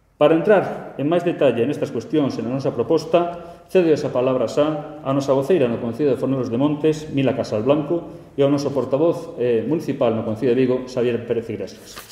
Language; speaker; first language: Galician; native; Galician